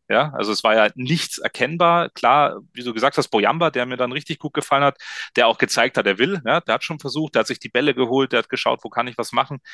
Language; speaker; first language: German; native; German